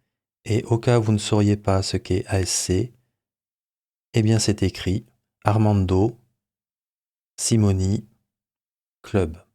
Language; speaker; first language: French; native; French